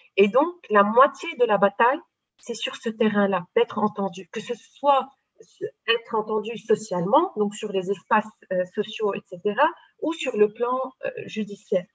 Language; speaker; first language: French; non-native, local second language; Arabic